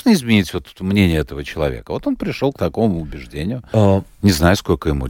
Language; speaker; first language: Russian; native; Russian